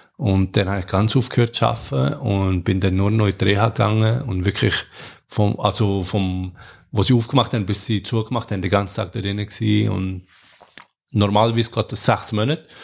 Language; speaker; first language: German; native; German